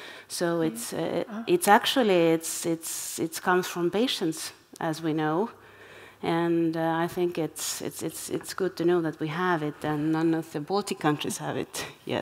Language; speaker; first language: English; non-native, fluent; Estonian